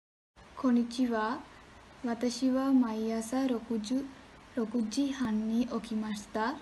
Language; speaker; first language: Japanese; non-native, learner; Sinhala